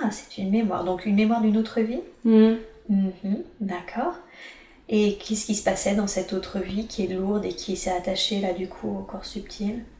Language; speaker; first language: French; native; French